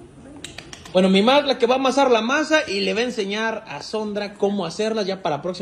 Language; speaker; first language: Spanish; native; Spanish